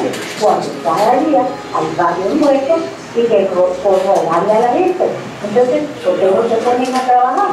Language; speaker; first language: Spanish; native; Spanish